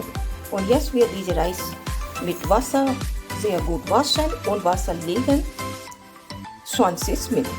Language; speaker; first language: German; non-native, learner; Hindi